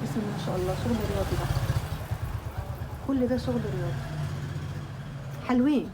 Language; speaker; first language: Arabic; native; Arabic